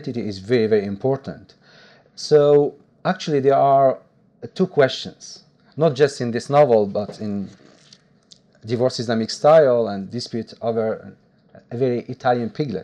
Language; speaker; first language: English; non-native, fluent; Arabic